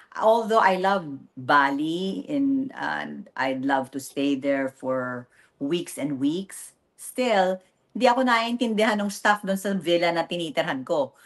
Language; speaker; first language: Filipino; native; Filipino